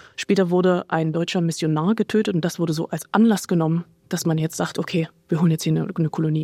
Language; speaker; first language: German; native; German